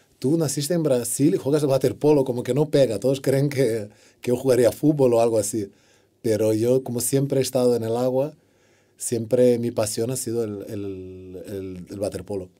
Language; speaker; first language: Spanish; non-native, fluent; Portuguese